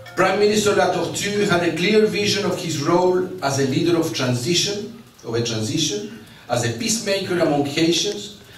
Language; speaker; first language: English; non-native, fluent; Spanish